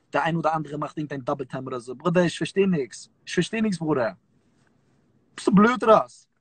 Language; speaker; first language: German; early bilingual, other home language; Turkish